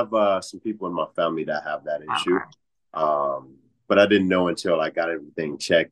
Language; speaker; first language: English; native; English